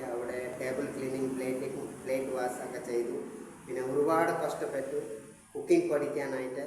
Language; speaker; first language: Malayalam; early bilingual, other home language; Odia